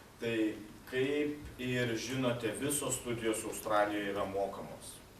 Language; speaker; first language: Lithuanian; native; Lithuanian